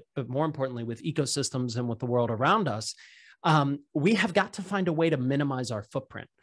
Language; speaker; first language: English; native; English